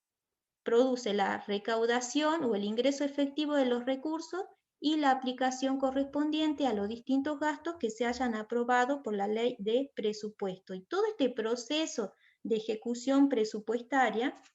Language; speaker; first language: Spanish; native; Spanish